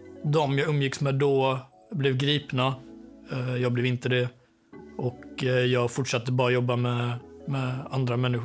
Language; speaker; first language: Swedish; native; Swedish